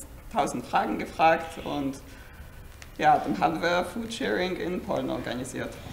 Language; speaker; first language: German; non-native, fluent; Polish